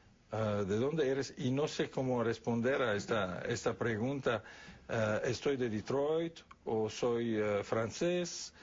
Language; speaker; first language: Spanish; non-native, fluent; Arabic